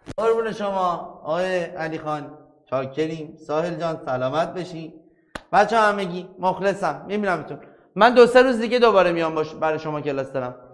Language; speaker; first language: Persian; native; Persian